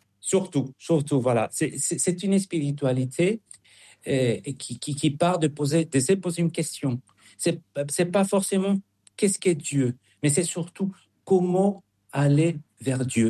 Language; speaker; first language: French; non-native, fluent; Spanish